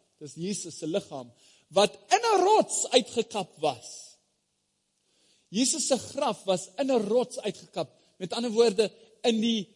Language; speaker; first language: Afrikaans; non-native, fluent; English